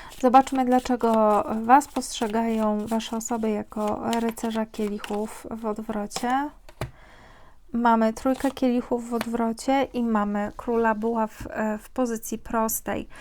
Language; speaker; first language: Polish; native; Polish